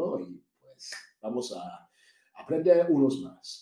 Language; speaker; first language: Spanish; non-native, fluent; English